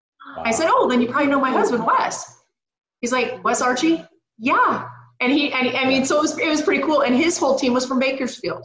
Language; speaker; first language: English; native; English